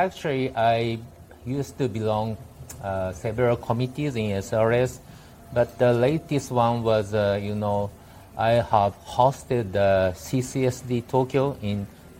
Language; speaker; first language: English; non-native, learner; Japanese